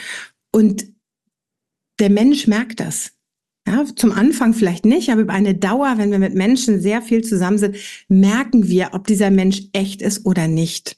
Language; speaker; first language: German; native; German